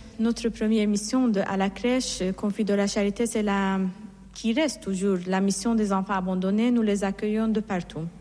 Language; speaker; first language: French; non-native, fluent; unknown